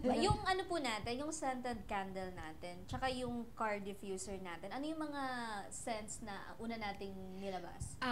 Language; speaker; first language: Filipino; native; Filipino